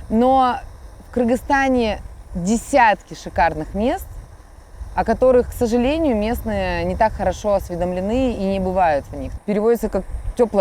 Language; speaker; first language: Russian; native; Russian